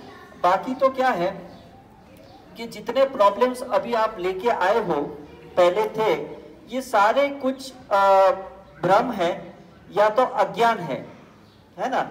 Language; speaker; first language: Hindi; native; Hindi